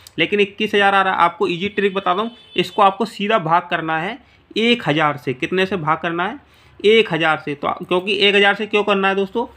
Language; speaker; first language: Hindi; native; Hindi